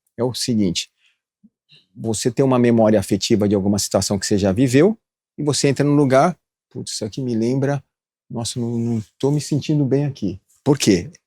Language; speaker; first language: Portuguese; early bilingual, other home language; Japanese